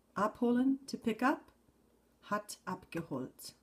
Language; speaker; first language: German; non-native, fluent; English